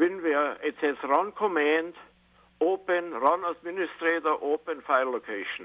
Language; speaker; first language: English; non-native, fluent; German